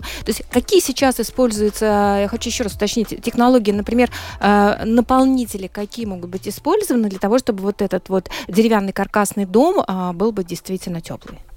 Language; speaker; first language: Russian; native; Russian